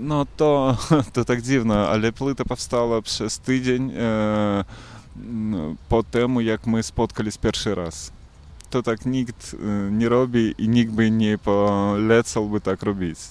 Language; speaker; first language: Polish; non-native, learner; Belarusian